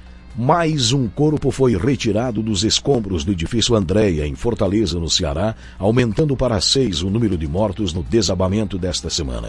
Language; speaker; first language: Portuguese; native; Portuguese